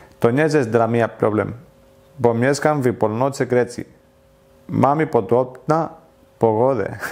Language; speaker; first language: Polish; non-native, learner; Greek